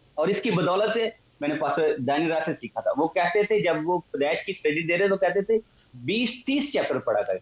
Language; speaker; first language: Urdu; non-native, local second language; Punjabi